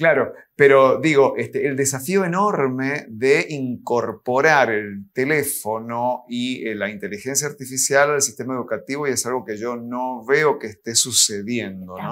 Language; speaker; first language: Spanish; native; Spanish